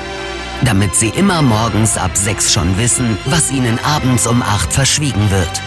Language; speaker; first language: German; native; German